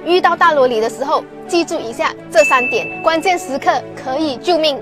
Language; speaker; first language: Chinese; native; Chinese